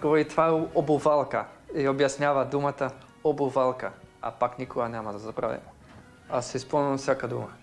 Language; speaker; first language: Bulgarian; non-native, fluent; Dutch